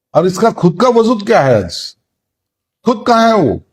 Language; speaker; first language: Hindi; non-native, local second language; Marathi